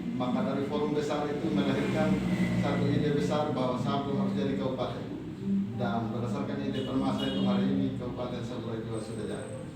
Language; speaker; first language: Indonesian; non-native, local second language; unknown